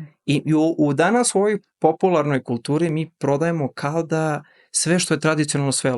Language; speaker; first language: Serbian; early bilingual, heritage; Serbian